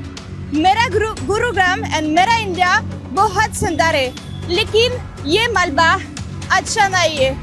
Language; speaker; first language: Hindi; non-native, learner; French